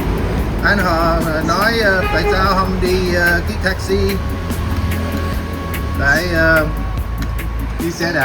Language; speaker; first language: Vietnamese; early bilingual, heritage; Vietnamese